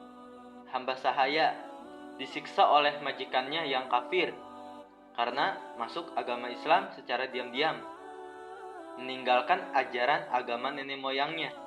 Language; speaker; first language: Indonesian; native; Indonesian